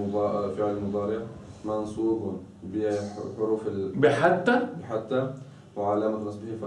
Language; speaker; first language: Arabic; non-native, learner; Chechen